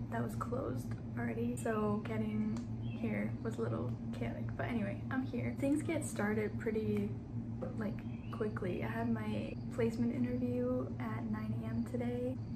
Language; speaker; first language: English; native; English